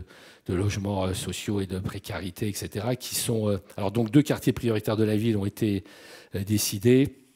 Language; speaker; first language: French; native; French